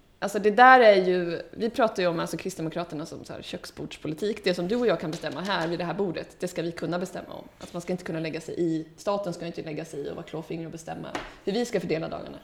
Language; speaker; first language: Swedish; early bilingual, heritage; Swedish